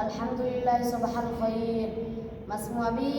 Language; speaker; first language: Arabic; non-native, learner; Bangla